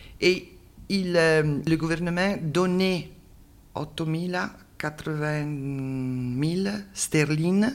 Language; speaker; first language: French; non-native, learner; Italian